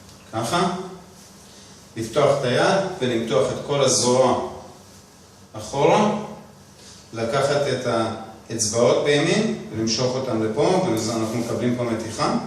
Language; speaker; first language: Hebrew; native; Hebrew